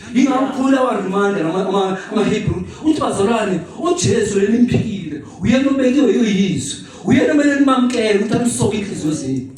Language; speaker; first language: Zulu; native; Zulu